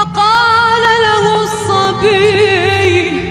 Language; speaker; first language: Arabic; non-native, fluent; Indonesian